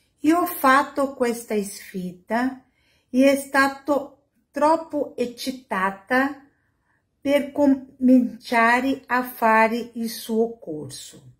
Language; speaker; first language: Italian; non-native, learner; Portuguese